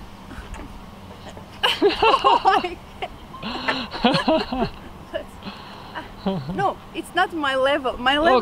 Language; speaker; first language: English; non-native, learner; Russian